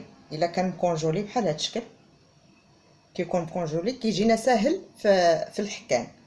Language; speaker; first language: Arabic; native; Arabic